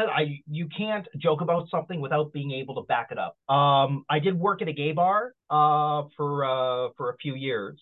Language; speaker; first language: English; native; English